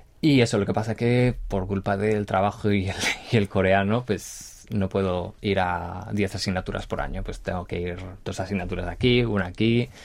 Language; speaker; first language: Spanish; native; Spanish